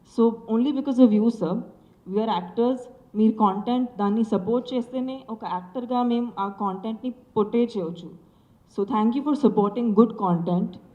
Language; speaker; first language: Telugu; non-native, local second language; Sindhi